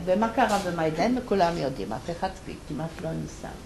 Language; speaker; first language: Hebrew; non-native, fluent; Polish